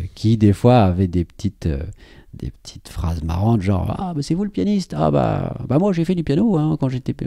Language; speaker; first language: French; native; French